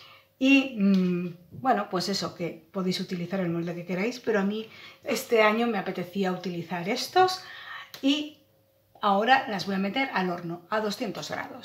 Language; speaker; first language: Spanish; native; Spanish